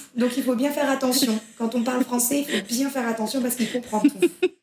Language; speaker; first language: French; native; French